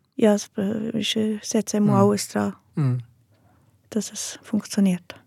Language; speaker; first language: German; native; German